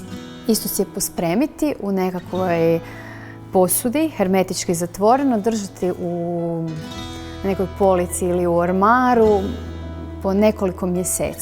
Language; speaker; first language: Croatian; native; Croatian